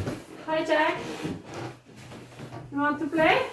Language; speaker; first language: English; non-native, learner; French